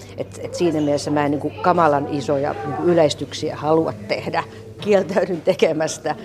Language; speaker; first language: Finnish; native; Finnish